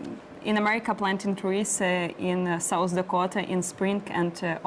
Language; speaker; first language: English; non-native, learner; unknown